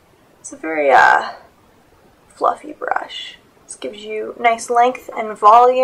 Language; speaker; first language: English; native; English